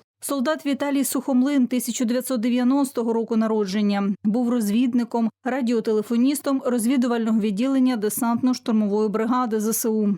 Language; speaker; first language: Ukrainian; native; Ukrainian